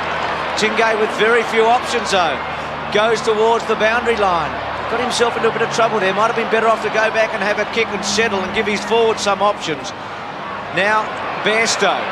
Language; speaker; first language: English; native; English